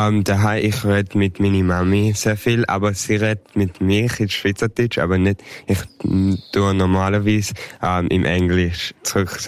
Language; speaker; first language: German; early bilingual, heritage; English